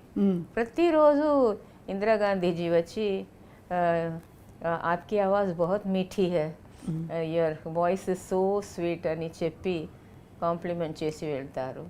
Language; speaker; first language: Telugu; non-native, fluent; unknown